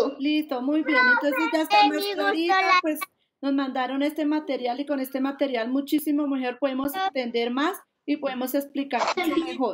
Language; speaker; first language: Spanish; native; Spanish